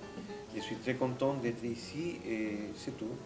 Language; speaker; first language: French; non-native, fluent; Spanish